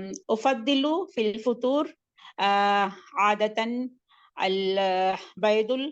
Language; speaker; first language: Arabic; non-native, learner; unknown